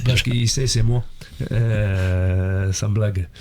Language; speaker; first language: French; non-native, fluent; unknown